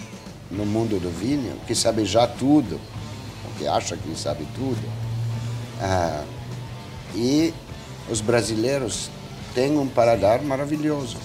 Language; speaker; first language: Portuguese; non-native, fluent; French